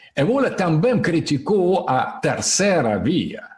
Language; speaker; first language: Portuguese; non-native, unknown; Russian